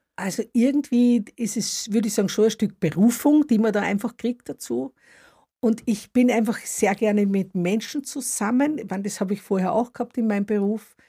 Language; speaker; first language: German; native; German